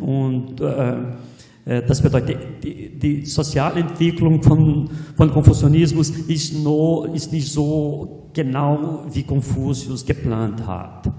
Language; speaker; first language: German; non-native, fluent; Portuguese